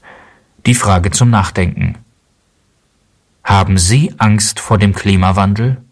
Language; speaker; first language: German; native; German